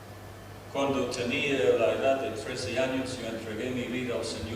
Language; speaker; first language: Spanish; non-native, fluent; English